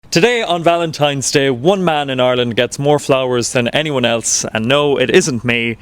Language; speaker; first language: English; native; English